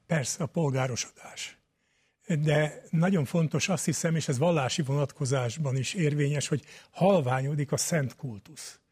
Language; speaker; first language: Hungarian; native; Hungarian